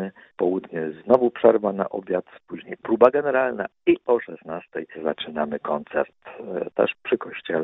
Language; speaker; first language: Polish; native; Polish